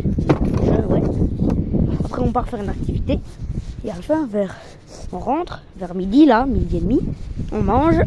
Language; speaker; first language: French; native; French